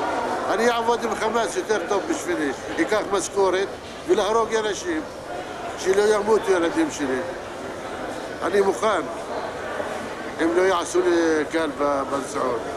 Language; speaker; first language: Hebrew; non-native, local second language; Arabic